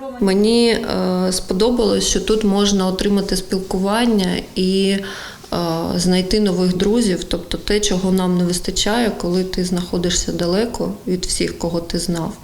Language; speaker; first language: Ukrainian; non-native, local second language; Russian